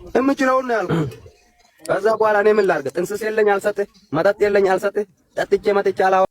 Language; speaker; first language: Amharic; non-native, local second language; Oromo